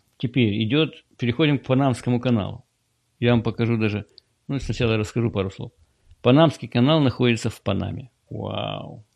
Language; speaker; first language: Russian; native; Russian